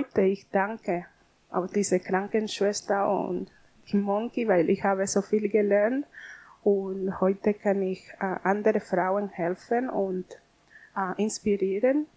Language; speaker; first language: German; non-native, learner; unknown